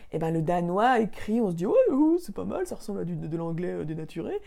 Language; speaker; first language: French; native; French